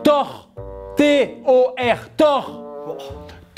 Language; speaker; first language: German; non-native, learner; French